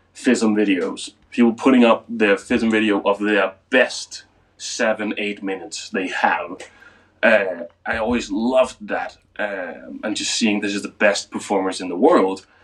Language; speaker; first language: English; non-native, fluent; Danish